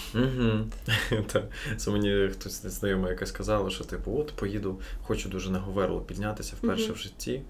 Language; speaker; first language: Ukrainian; non-native, local second language; Russian